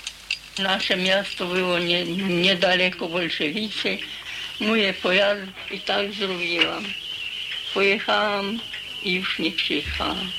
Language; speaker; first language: Polish; early bilingual, heritage; Polish